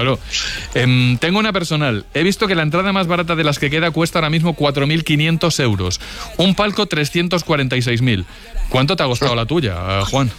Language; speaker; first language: Spanish; native; Spanish